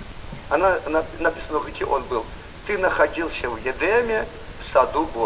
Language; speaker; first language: Polish; non-native, learner; Russian